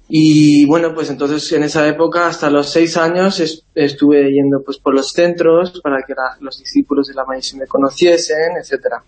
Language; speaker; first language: Spanish; non-native, fluent; Tibetan